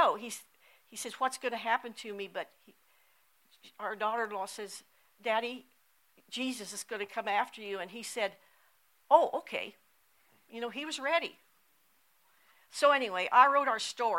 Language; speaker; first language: English; native; English